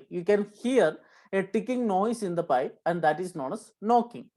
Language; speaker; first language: English; non-native, local second language; Malayalam